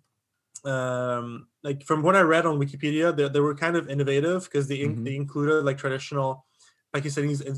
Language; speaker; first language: English; non-native, fluent; French